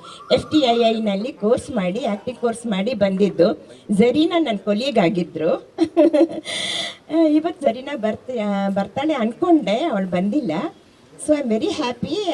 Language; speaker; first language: Kannada; non-native, local second language; Malayalam